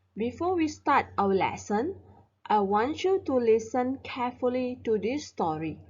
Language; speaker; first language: English; non-native, local second language; Chinese